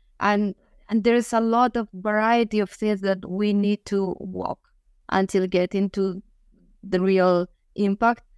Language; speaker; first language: English; non-native, fluent; Galician